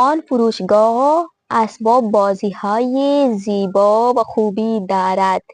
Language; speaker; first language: Persian; non-native, fluent; Urdu